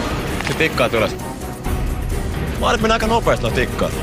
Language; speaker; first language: Finnish; native; Finnish